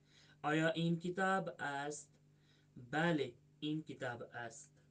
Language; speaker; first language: Persian; non-native, learner; Urdu